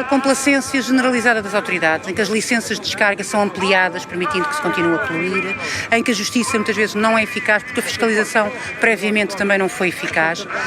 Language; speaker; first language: Portuguese; native; Portuguese